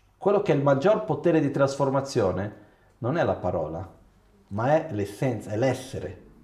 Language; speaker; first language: Italian; non-native, fluent; Portuguese